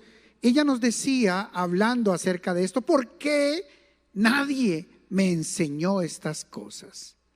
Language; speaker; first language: Spanish; native; Spanish